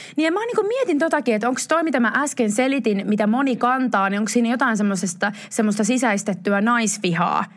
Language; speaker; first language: Finnish; native; Finnish